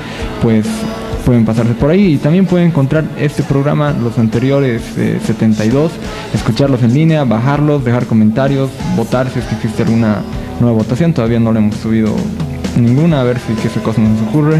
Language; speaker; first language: Spanish; native; Spanish